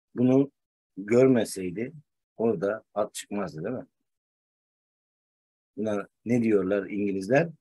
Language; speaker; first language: Turkish; native; Turkish